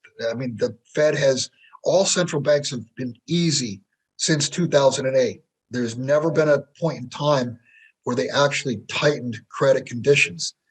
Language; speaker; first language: English; native; English